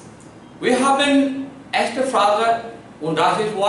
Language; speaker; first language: German; non-native, learner; Hindi